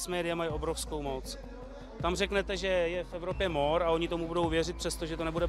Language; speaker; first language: Czech; native; Czech